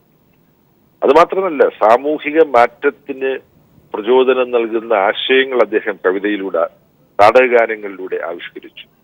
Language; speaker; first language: Malayalam; native; Malayalam